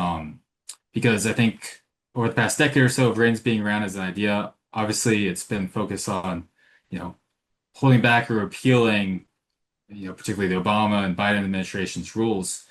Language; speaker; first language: English; native; English